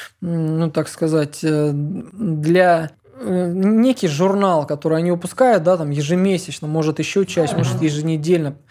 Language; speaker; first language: Russian; native; Russian